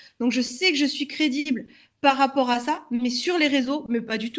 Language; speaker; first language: French; native; French